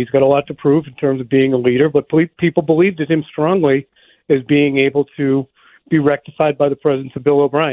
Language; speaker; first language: English; native; English